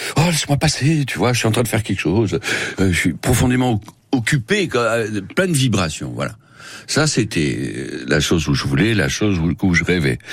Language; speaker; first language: French; non-native, local second language; Spanish